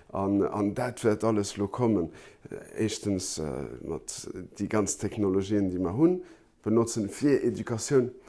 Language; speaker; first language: German; non-native, local second language; Luxembourgish